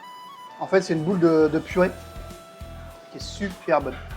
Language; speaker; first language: French; native; French